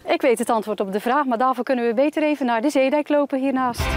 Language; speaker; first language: Dutch; native; Dutch